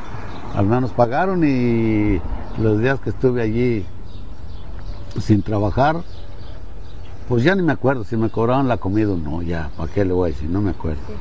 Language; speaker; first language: Spanish; native; Spanish